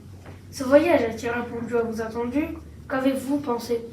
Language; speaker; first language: French; native; French